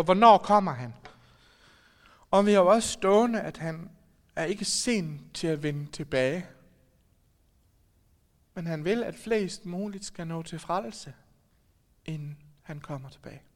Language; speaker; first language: Danish; native; Danish